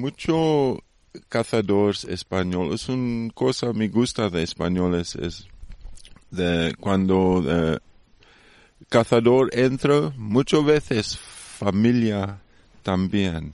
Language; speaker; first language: Spanish; non-native, learner; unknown